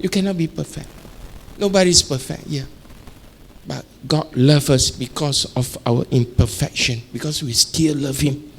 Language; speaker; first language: English; non-native, local second language; Malay